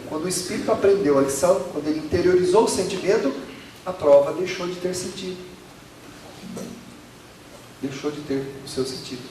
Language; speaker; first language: Portuguese; native; Portuguese